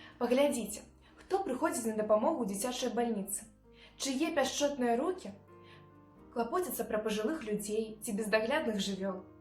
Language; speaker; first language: Belarusian; non-native, local second language; Russian